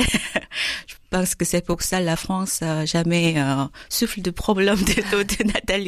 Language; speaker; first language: French; non-native, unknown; Korean